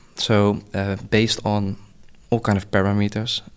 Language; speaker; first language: English; non-native, fluent; Dutch